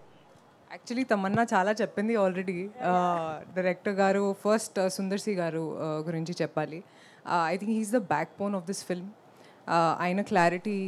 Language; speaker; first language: Telugu; non-native, fluent; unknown